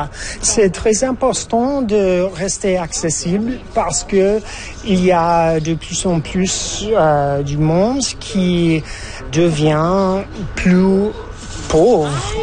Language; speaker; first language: French; non-native, fluent; English